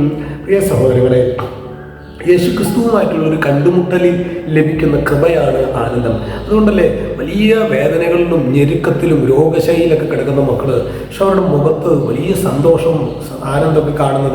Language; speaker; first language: Malayalam; native; Malayalam